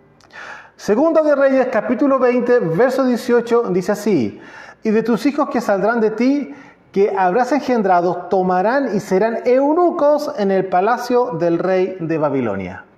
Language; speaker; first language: Spanish; native; Spanish